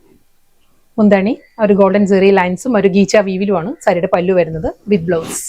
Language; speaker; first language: Malayalam; native; Malayalam